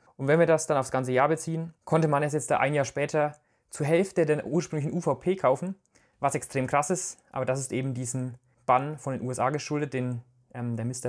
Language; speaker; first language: German; native; German